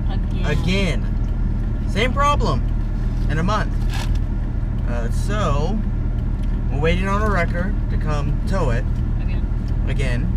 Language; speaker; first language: English; native; English